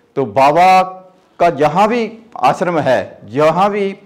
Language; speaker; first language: Hindi; native; Hindi